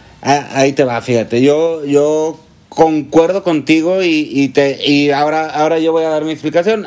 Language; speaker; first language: Spanish; native; Spanish